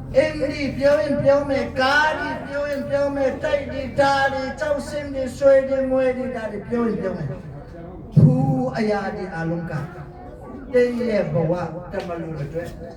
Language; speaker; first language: Burmese; non-native, local second language; Hakha Chin